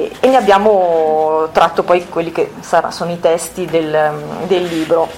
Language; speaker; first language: Italian; native; Italian